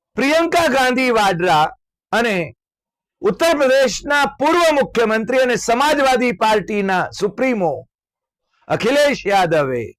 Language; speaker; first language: Gujarati; native; Gujarati